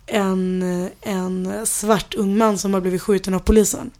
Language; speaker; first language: Swedish; early bilingual, other home language; Spanish